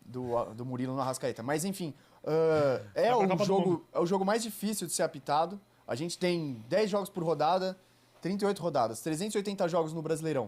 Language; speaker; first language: Portuguese; native; Portuguese